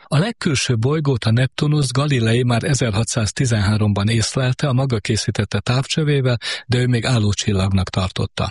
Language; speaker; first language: Hungarian; native; Hungarian